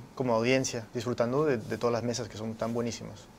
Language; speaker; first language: Spanish; early bilingual, heritage; Spanish